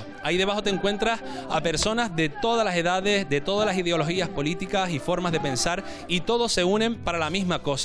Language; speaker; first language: Spanish; native; Spanish